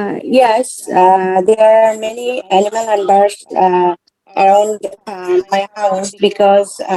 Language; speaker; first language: English; non-native, learner; Bangla